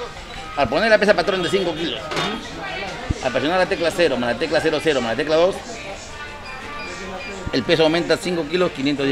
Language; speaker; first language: Spanish; native; Spanish